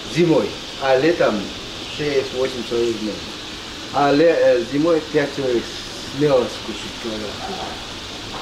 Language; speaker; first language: Russian; non-native, local second language; Uzbek